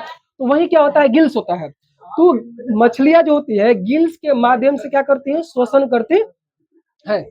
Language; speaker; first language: Hindi; native; Hindi